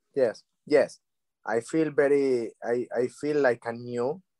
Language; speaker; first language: English; non-native, learner; Spanish